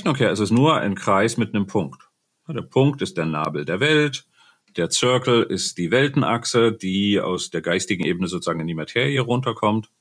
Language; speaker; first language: German; native; German